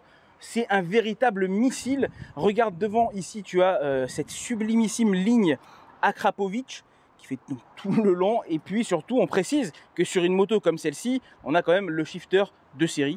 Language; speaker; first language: French; native; French